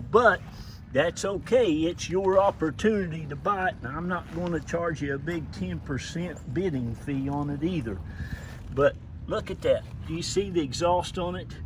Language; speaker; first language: English; native; English